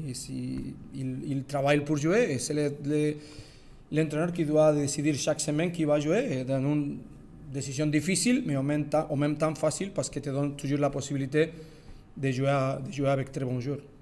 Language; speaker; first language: French; non-native, learner; Spanish